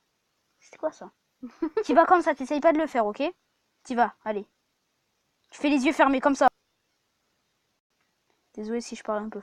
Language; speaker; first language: French; native; French